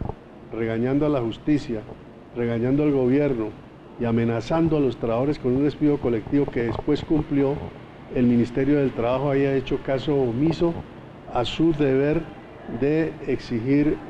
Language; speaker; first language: Spanish; native; Spanish